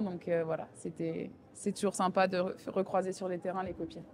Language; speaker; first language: French; native; French